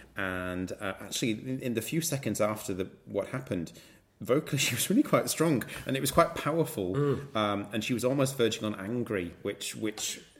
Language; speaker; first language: English; native; English